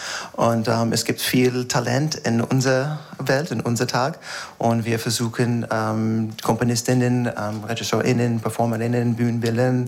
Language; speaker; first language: German; non-native, fluent; English